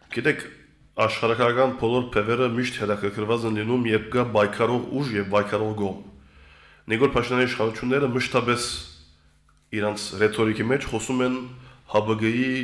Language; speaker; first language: Armenian; early bilingual, heritage; Armenian